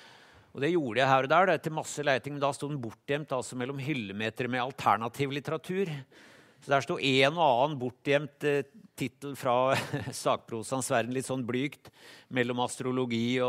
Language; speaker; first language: Norwegian; native; Norwegian